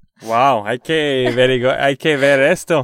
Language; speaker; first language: Spanish; non-native, learner; English